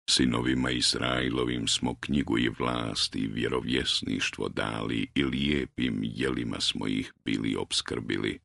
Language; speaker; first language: Croatian; native; Croatian